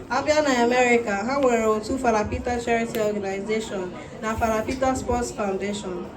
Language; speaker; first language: Igbo; early bilingual, heritage; Igbo